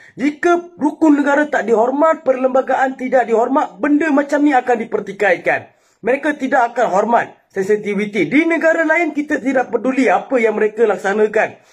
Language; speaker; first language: Malay; non-native, local second language; Tamil